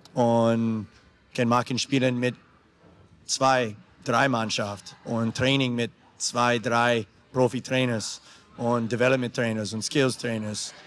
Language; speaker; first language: German; non-native, learner; English